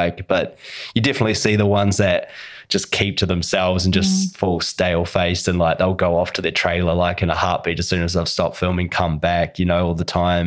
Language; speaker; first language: English; native; English